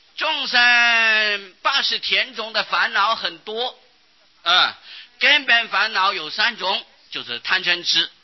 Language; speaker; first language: Chinese; non-native, local second language; Hakka Chinese